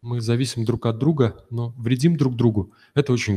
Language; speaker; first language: Russian; native; Russian